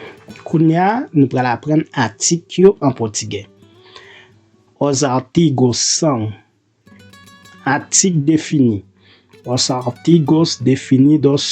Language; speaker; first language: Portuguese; non-native, fluent; Haitian Creole